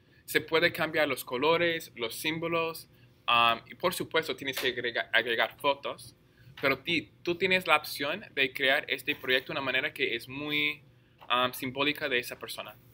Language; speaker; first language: Spanish; non-native, fluent; English